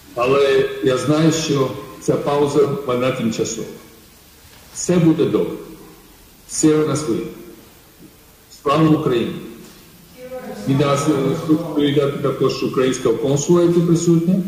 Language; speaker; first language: Ukrainian; non-native, fluent; Georgian